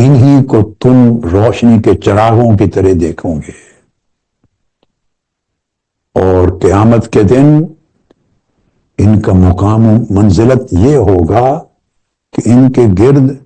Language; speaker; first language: Urdu; native; Urdu